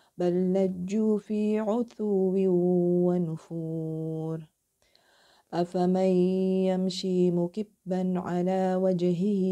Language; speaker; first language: Arabic; non-native, learner; Indonesian